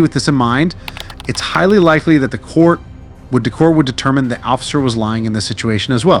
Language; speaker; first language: English; native; English